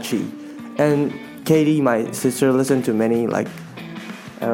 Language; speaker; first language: English; non-native, fluent; Chinese